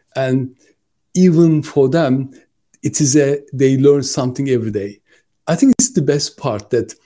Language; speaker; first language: English; non-native, fluent; Turkish